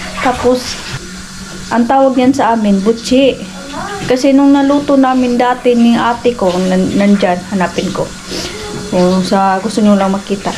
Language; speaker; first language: Filipino; non-native, local second language; Cebuano